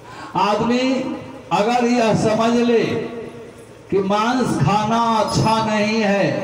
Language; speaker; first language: Hindi; native; Hindi